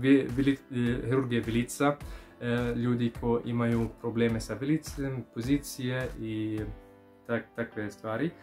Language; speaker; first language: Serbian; non-native, learner; Arabic